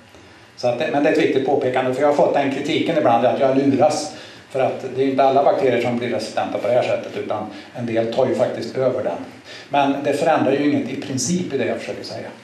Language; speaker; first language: Swedish; native; Swedish